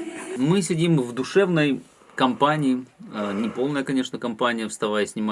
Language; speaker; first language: Russian; native; Russian